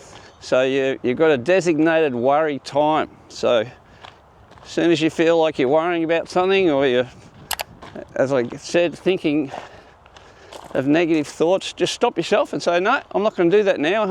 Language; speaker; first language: English; native; English